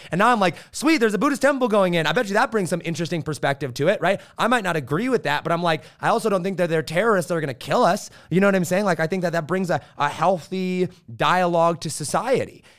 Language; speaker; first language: English; native; English